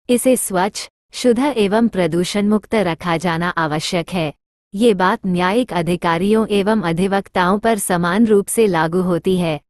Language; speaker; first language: Hindi; native; Hindi